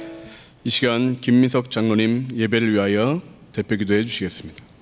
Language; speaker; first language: Korean; native; Korean